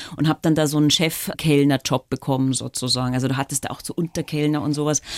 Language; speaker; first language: German; native; German